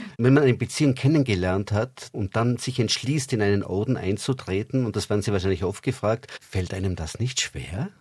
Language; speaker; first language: German; native; German